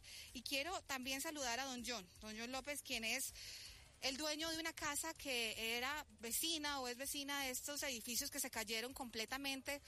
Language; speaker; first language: Spanish; native; Spanish